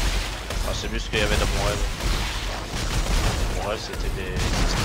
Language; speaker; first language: French; native; French